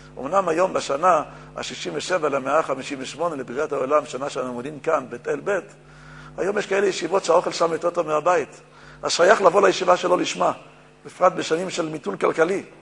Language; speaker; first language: Hebrew; native; Hebrew